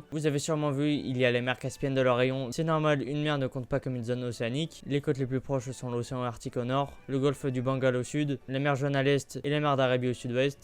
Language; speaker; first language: French; native; French